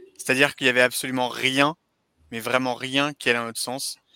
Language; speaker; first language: French; native; French